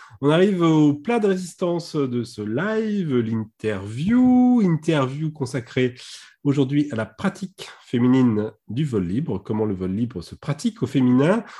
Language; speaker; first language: French; native; French